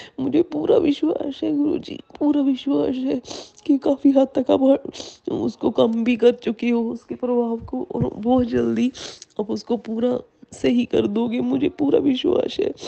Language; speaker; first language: Hindi; non-native, local second language; Punjabi